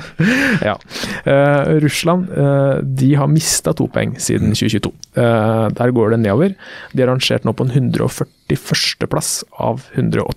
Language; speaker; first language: Norwegian; native; Norwegian